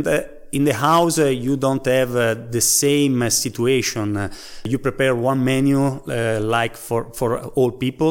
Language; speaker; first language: English; non-native, learner; Italian